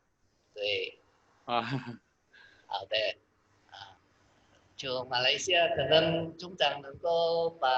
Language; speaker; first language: Chinese; non-native, local second language; Indonesian